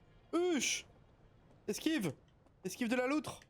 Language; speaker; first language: French; native; French